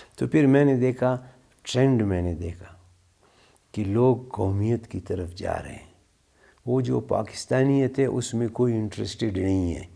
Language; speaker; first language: Urdu; non-native, local second language; Brahui